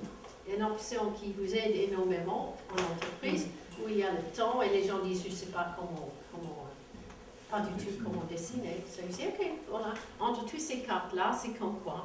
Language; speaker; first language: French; non-native, fluent; English